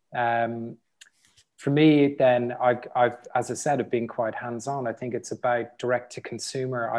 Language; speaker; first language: English; native; English